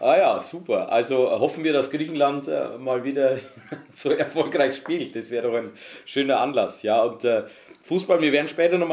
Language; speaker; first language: German; native; German